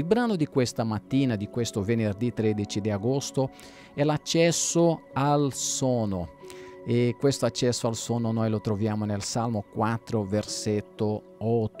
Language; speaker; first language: Italian; non-native, fluent; Portuguese